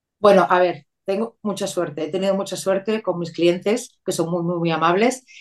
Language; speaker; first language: Spanish; native; Spanish